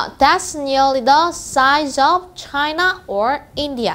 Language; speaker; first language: English; non-native, fluent; Korean